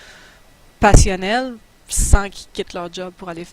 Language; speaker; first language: French; native; French